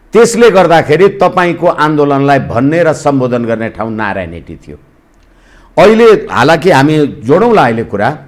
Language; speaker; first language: Nepali; native; Nepali